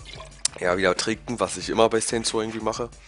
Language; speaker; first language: German; native; German